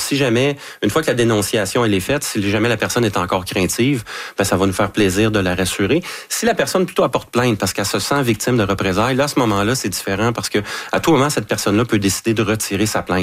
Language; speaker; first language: French; native; French